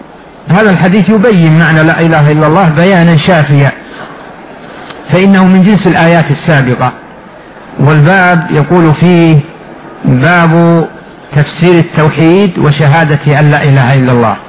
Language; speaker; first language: Arabic; native; Arabic